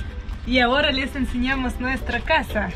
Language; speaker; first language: Spanish; non-native, fluent; Russian